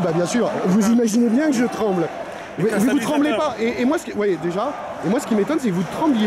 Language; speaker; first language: French; native; French